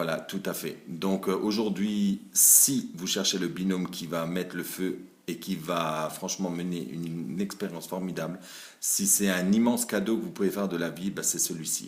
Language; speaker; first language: French; native; French